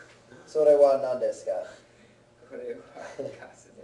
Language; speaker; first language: Japanese; non-native, learner; English